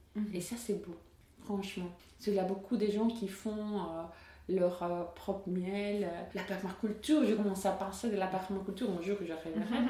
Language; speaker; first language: French; non-native, learner; Spanish